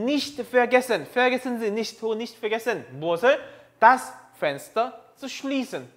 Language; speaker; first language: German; non-native, fluent; Korean